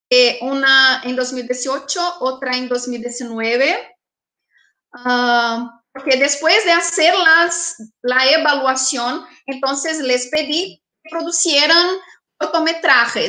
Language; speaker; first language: Spanish; non-native, fluent; Portuguese